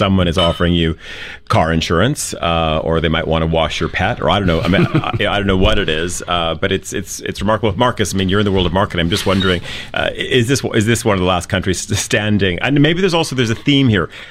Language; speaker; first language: English; native; English